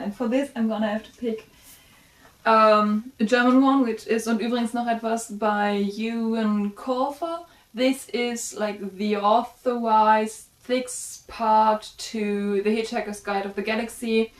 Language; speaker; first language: English; non-native, fluent; German